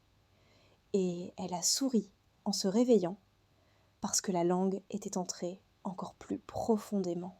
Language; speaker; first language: French; non-native, fluent; Hindi